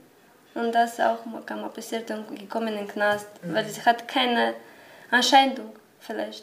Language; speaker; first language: German; non-native, learner; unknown